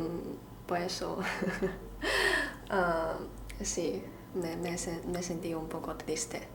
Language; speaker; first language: Spanish; non-native, learner; Chinese